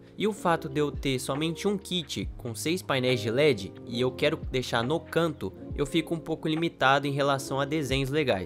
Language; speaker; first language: Portuguese; native; Portuguese